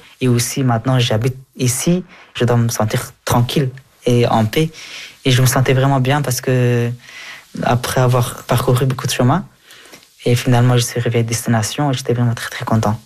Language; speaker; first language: French; early bilingual, other home language; Persian